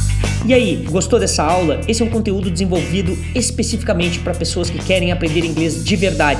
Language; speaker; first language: Portuguese; native; Portuguese